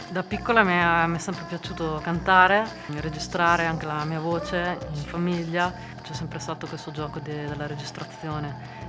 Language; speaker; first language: Italian; native; Italian